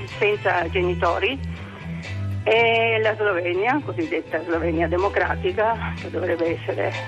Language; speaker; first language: Italian; non-native, local second language; Slovenian